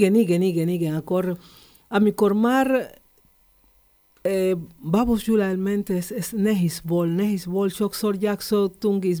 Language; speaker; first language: Hungarian; non-native, learner; Spanish